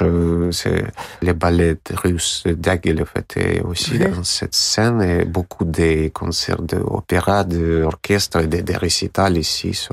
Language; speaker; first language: French; non-native, learner; Russian